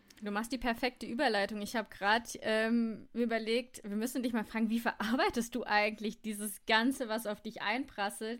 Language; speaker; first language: German; native; German